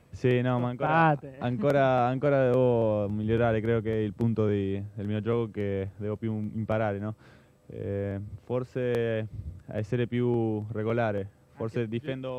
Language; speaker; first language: Italian; non-native, fluent; Spanish